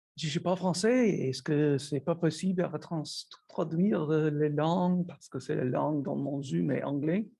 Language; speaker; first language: French; non-native, learner; English